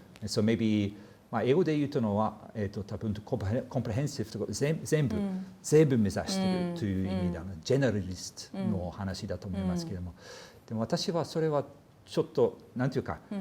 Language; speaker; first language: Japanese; non-native, fluent; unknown